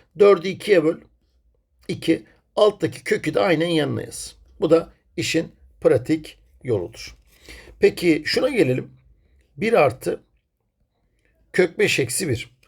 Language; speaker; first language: Turkish; native; Turkish